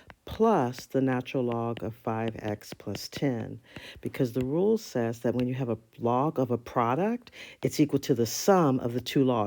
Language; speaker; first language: English; native; English